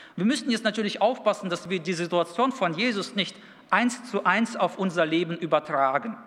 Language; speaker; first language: German; early bilingual, other home language; Russian